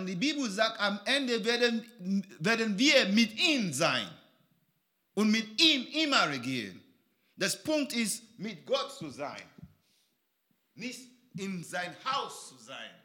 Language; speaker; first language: German; non-native, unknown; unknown